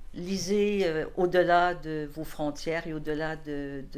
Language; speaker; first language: French; native; French